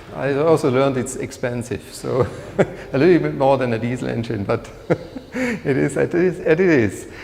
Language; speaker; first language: English; non-native, fluent; German